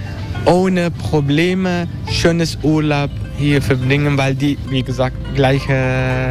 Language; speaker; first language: German; non-native, learner; Turkish